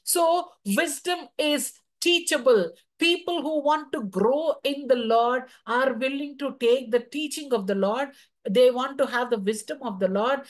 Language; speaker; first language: English; non-native, local second language; Telugu